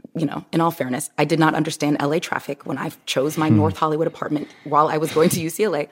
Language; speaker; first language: English; native; English